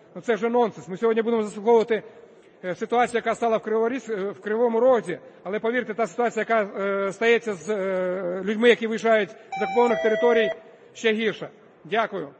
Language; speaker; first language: Ukrainian; native; Ukrainian